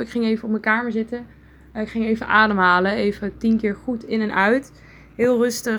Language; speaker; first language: Dutch; native; Dutch